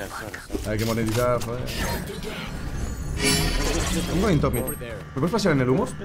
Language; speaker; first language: Spanish; native; Spanish